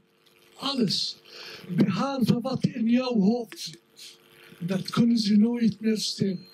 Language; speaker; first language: Dutch; non-native, fluent; Arabic